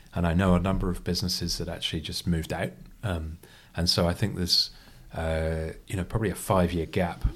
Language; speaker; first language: English; native; English